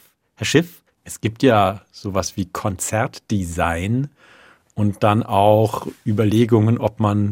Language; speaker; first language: German; native; German